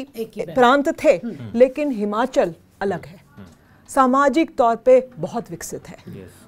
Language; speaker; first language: Hindi; native; Hindi